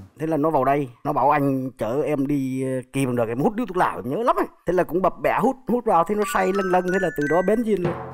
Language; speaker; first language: Vietnamese; native; Vietnamese